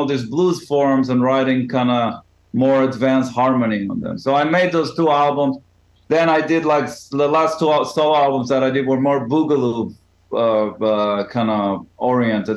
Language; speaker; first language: English; non-native, fluent; Hebrew